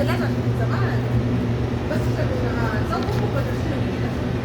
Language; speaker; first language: Arabic; native; Arabic